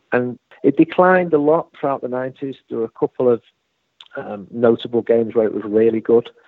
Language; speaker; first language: English; native; English